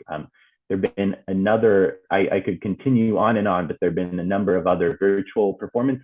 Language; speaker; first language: English; native; English